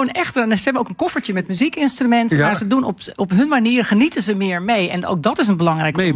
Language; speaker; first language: Dutch; native; Dutch